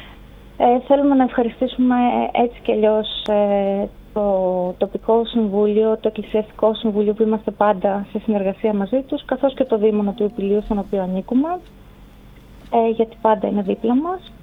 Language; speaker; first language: Greek; native; Greek